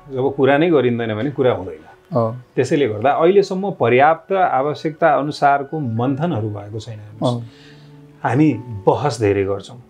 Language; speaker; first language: Nepali; non-native, local second language; Maithili